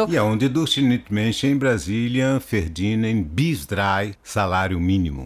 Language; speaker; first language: German; non-native, learner; Portuguese